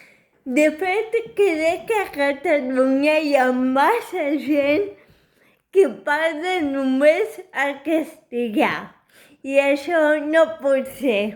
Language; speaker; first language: Catalan; non-native, fluent; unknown